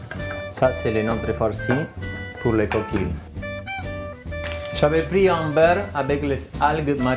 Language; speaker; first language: French; non-native, fluent; Spanish